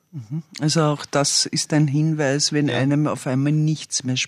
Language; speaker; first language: German; native; German